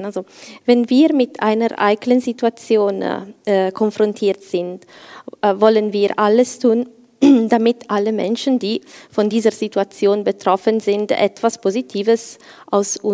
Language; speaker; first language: German; non-native, fluent; Italian